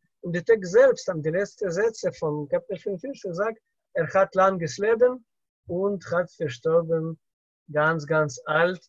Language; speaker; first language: German; non-native, learner; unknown